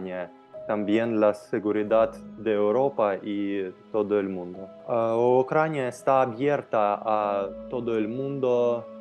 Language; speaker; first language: Spanish; non-native, fluent; Ukrainian